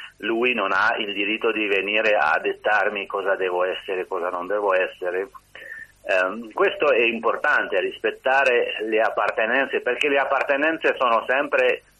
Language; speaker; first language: Italian; non-native, fluent; Kabyle